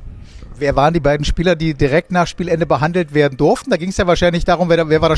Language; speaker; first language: German; native; German